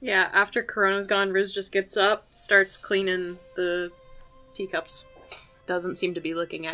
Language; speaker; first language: English; native; English